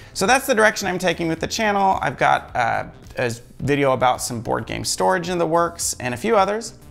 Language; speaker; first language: English; native; English